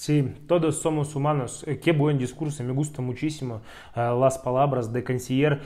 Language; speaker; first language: Spanish; non-native, fluent; Russian